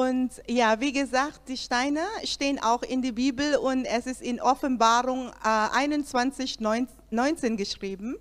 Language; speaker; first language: German; non-native, learner; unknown